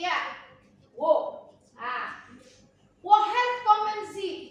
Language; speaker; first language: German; non-native, learner; Indonesian